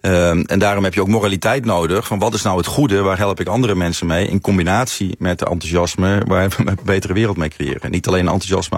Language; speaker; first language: Dutch; native; Dutch